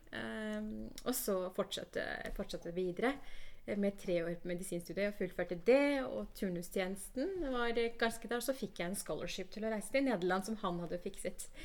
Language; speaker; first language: Norwegian; early bilingual, other home language; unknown